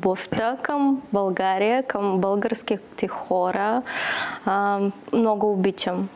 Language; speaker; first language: Bulgarian; non-native, learner; Russian